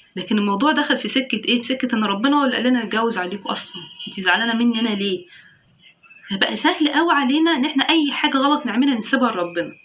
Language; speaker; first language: Egyptian Arabic; native; Egyptian Arabic